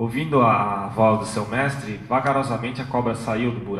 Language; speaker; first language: Portuguese; native; Portuguese